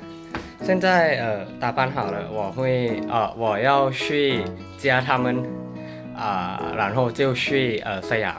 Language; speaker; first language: Chinese; non-native, learner; Thai